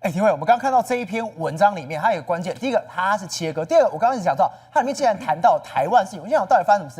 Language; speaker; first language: Chinese; native; Chinese